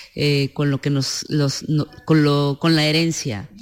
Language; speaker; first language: Spanish; native; Spanish